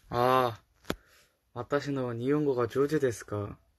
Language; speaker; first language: Japanese; non-native, learner; Korean